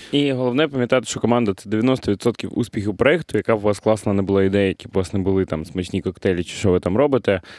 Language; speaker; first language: Ukrainian; non-native, local second language; Russian